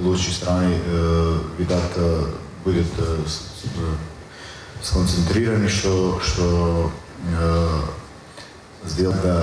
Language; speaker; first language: Russian; non-native, learner; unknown